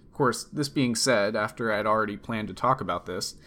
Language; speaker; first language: English; native; English